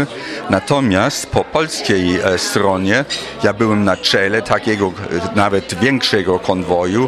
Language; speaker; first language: Polish; non-native, fluent; German